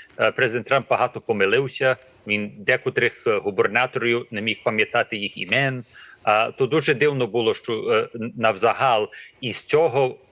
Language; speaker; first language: Ukrainian; early bilingual, heritage; Ukrainian